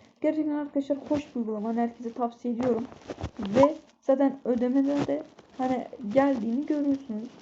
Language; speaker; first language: Turkish; native; Turkish